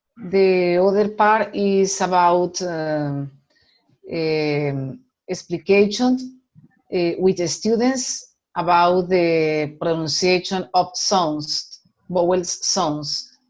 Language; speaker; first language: English; non-native, learner; Spanish